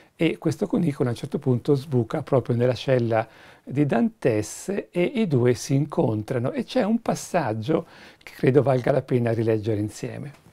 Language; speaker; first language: Italian; native; Italian